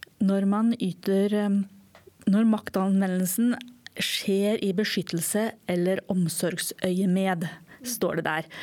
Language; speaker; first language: Norwegian; native; Norwegian